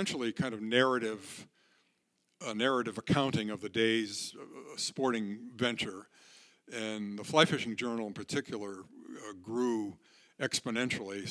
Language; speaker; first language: English; native; English